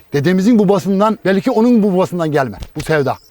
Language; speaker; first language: Turkish; native; Turkish